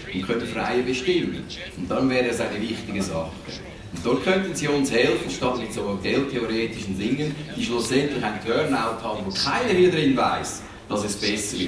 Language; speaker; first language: German; native; German